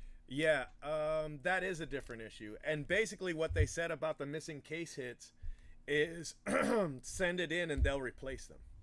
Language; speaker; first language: English; native; English